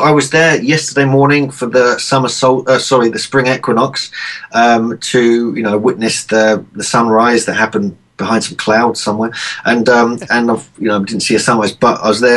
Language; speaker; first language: English; native; English